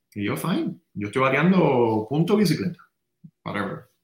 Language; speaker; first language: Spanish; native; Spanish